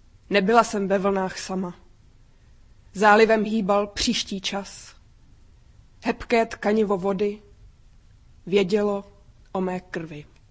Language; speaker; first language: Czech; native; Czech